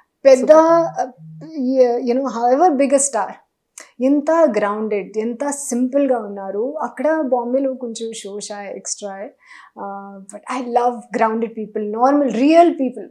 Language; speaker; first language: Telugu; non-native, local second language; Hindi